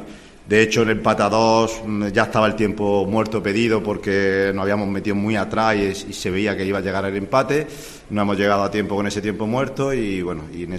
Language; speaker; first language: Spanish; native; Spanish